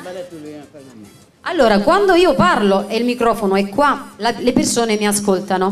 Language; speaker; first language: Italian; native; Italian